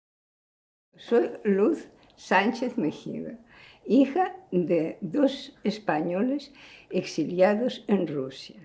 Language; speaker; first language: Spanish; early bilingual, heritage; Spanish